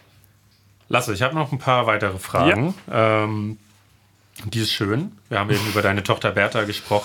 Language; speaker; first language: German; native; German